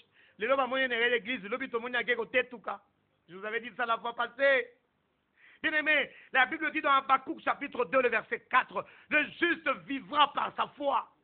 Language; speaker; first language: French; non-native, local second language; Lingala